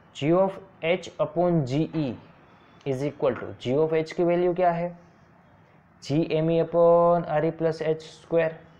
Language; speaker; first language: Hindi; non-native, local second language; Gujarati